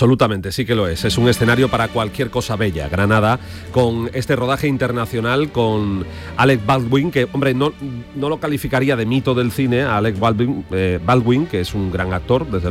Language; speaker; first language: Spanish; native; Spanish